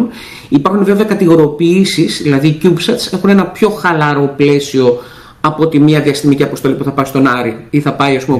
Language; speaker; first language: Greek; native; Greek